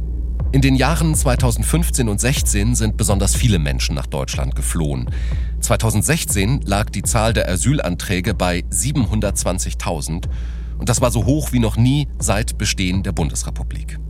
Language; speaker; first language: German; native; German